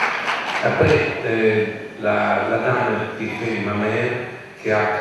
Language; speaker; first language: French; non-native, learner; Italian